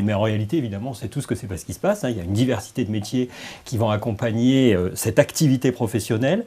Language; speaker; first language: French; native; French